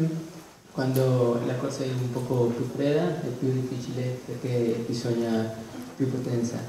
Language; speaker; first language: Italian; non-native, learner; Spanish